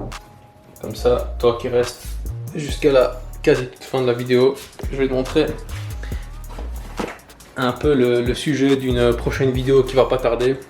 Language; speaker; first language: French; native; French